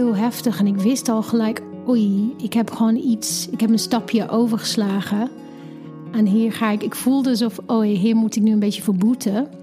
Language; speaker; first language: Dutch; non-native, fluent; English